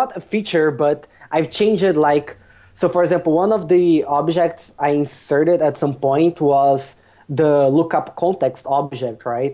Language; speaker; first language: English; non-native, fluent; Portuguese